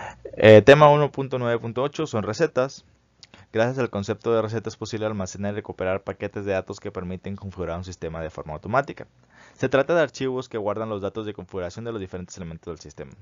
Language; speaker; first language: Spanish; native; Spanish